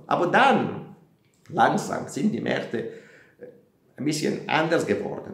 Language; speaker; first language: German; non-native, fluent; Italian